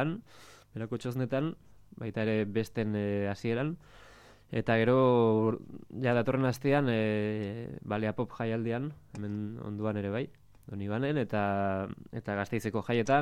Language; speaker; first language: Basque; native; Basque